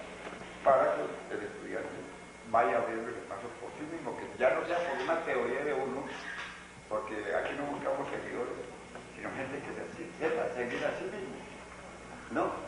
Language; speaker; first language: Spanish; native; Spanish